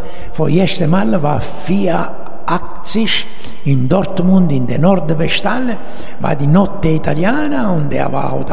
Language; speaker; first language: German; non-native, learner; Italian